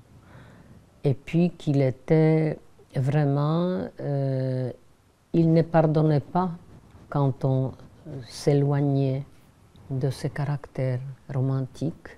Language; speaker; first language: French; non-native, fluent; Polish